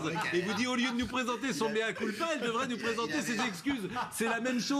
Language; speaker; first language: French; native; French